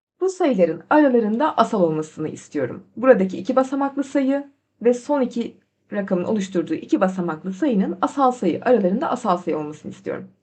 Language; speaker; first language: Turkish; native; Turkish